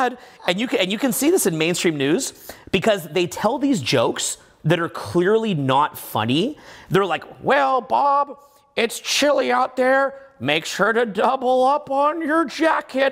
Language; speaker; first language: English; native; English